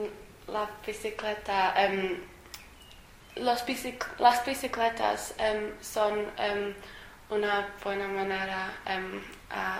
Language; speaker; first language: Spanish; non-native, learner; English